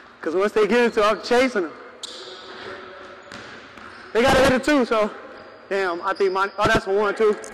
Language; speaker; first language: English; native; English